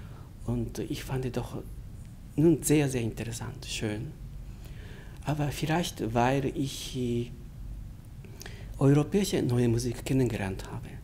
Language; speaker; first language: German; non-native, fluent; Japanese